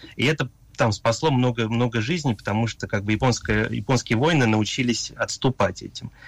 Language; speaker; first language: Russian; early bilingual, heritage; Russian